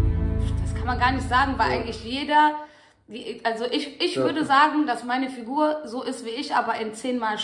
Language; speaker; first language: German; native; German